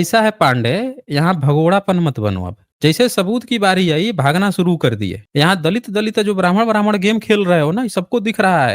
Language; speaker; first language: Hindi; native; Hindi